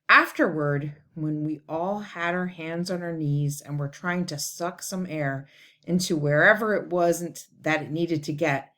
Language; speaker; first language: English; native; English